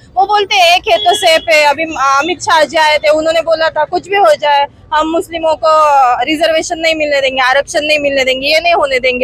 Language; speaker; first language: Hindi; non-native, local second language; Marathi